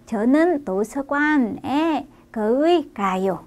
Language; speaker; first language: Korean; non-native, fluent; Vietnamese